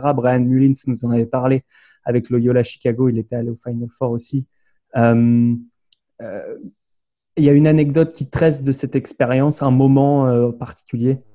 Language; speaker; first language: French; native; French